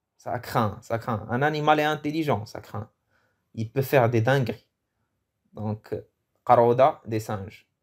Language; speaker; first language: French; early bilingual, other home language; Arabic